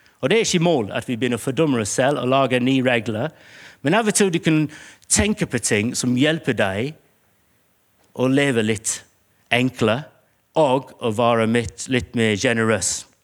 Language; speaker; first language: Norwegian; non-native, fluent; English